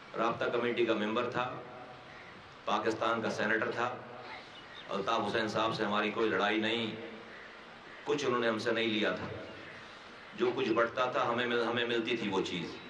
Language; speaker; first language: Urdu; native; Urdu